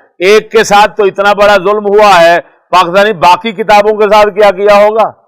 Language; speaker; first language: Urdu; non-native, local second language; Punjabi